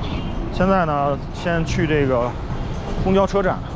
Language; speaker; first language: Chinese; native; Chinese